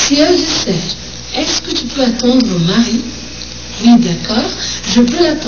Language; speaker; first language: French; non-native, fluent; Portuguese